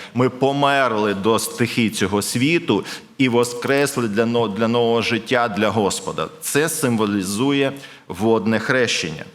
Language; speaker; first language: Ukrainian; non-native, local second language; Russian